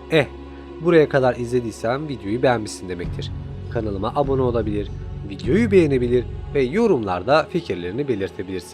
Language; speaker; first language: Turkish; native; Turkish